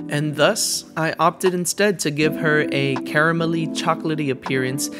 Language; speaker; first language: English; native; English